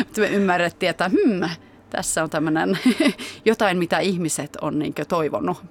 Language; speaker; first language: Finnish; early bilingual, heritage; Finnish